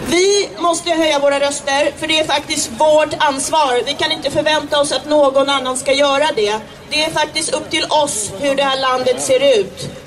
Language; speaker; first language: Swedish; early bilingual, other home language; Czech